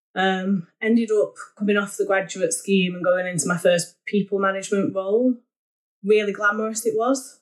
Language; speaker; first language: English; native; English